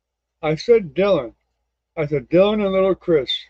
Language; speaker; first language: English; native; English